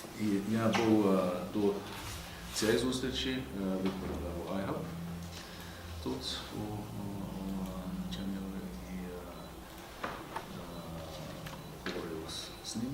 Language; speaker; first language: Ukrainian; non-native, fluent; Norwegian